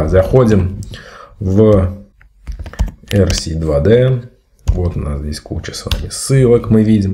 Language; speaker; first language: Russian; native; Russian